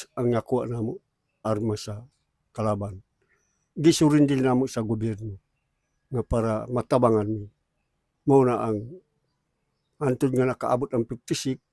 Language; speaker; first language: Cebuano; non-native, local second language; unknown